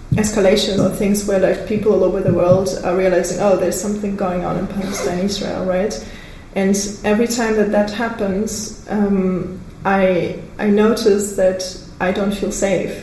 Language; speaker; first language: English; non-native, fluent; Russian